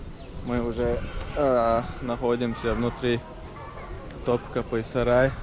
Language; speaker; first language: Russian; non-native, local second language; Chechen